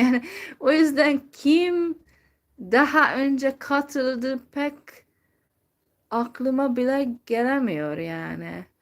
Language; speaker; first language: Turkish; non-native, fluent; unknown